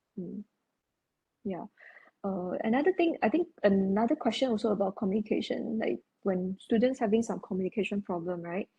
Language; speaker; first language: English; non-native, local second language; Chinese